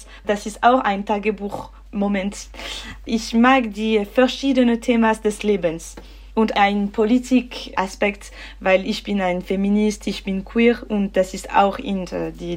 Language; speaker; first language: German; non-native, learner; French